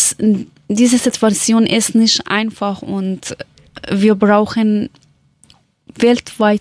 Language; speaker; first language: German; non-native, learner; Persian